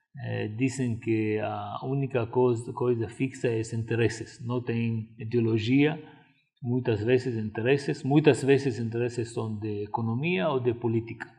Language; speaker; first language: Portuguese; non-native, fluent; Arabic